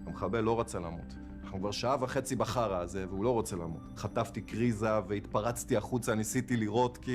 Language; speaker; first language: Hebrew; native; Hebrew